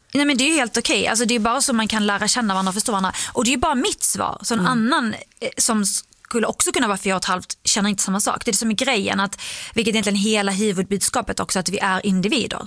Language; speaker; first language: Swedish; early bilingual, other home language; Arabic